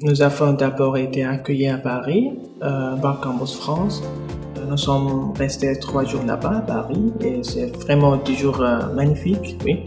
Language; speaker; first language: French; non-native, learner; Arabic